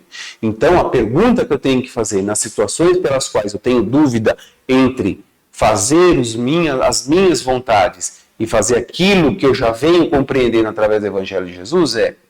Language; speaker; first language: Portuguese; native; Portuguese